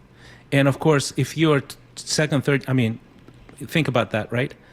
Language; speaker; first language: English; non-native, fluent; Spanish